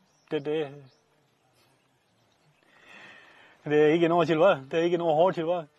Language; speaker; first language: Danish; non-native, fluent; Spanish